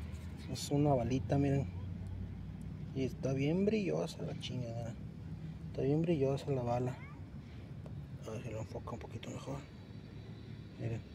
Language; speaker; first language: Spanish; native; Spanish